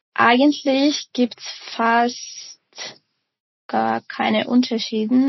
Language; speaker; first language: German; non-native, fluent; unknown